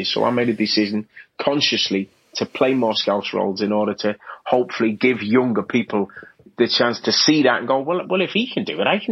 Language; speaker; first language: English; native; English